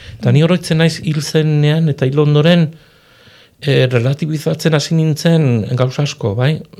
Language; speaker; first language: Basque; non-native, local second language; Spanish